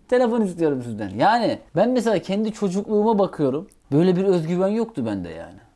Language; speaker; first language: Turkish; native; Turkish